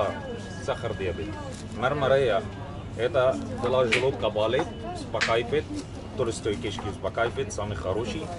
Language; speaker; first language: Russian; non-native, learner; Arabic